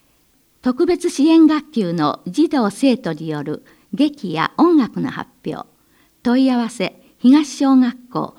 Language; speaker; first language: Japanese; native; Japanese